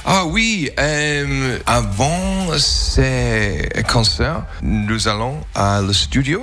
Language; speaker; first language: French; non-native, learner; English